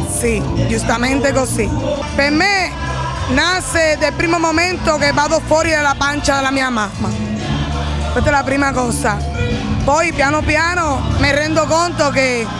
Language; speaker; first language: Italian; non-native, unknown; Spanish